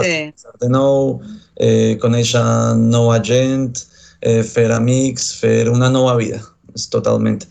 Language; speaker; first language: Catalan; non-native, learner; Spanish